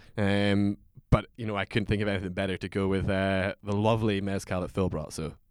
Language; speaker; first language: English; native; English